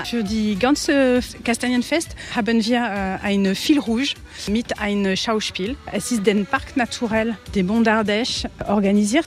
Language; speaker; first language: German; non-native, learner; French